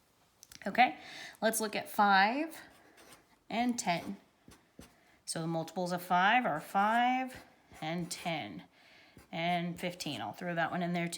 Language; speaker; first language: English; native; English